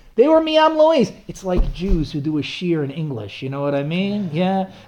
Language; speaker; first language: English; native; English